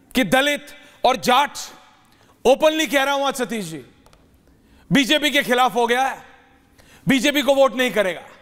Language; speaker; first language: Hindi; native; Hindi